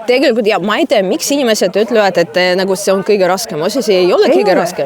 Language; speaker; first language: Estonian; non-native, fluent; Russian